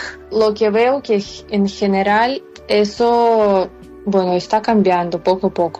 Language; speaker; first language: Spanish; non-native, fluent; Ukrainian